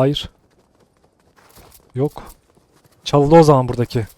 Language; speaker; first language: Turkish; native; Turkish